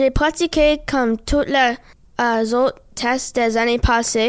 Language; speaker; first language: French; early bilingual, other home language; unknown